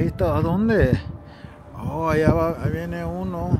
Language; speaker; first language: Spanish; early bilingual, heritage; Spanish